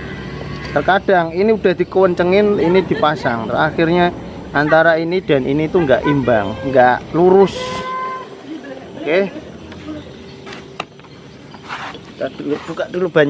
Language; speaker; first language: Indonesian; native; Indonesian